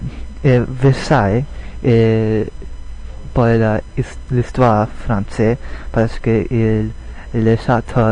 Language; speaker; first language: French; non-native, learner; English